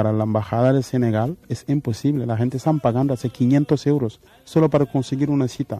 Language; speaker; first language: Spanish; non-native, fluent; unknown